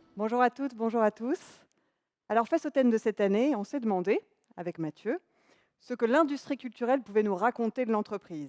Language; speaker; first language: French; native; French